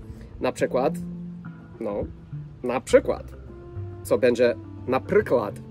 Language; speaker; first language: Polish; non-native, fluent; English